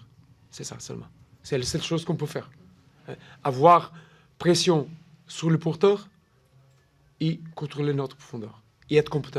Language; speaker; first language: French; non-native, learner; Portuguese